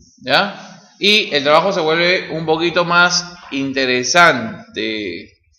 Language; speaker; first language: Spanish; native; Spanish